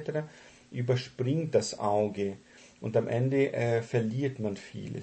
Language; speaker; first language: German; non-native, fluent; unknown